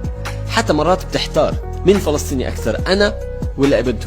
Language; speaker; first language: Arabic; native; Arabic